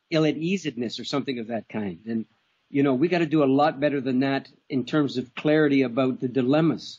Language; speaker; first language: English; native; English